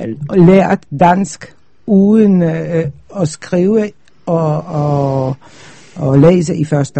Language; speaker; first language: Danish; non-native, fluent; Polish